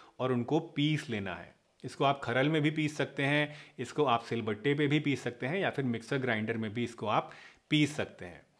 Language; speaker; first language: Hindi; native; Hindi